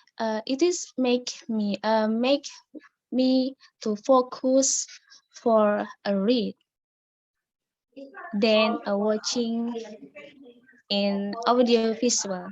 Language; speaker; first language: English; non-native, learner; Indonesian